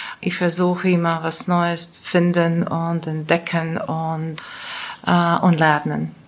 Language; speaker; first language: German; non-native, learner; Latvian